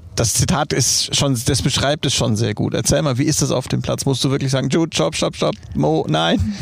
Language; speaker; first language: German; native; German